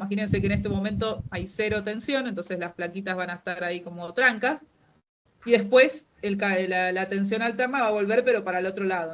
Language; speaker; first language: Spanish; native; Spanish